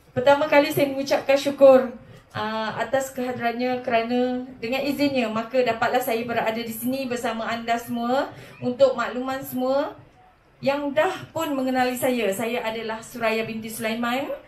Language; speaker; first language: Malay; native; Malay